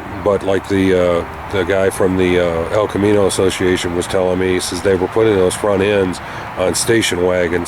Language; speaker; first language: English; native; English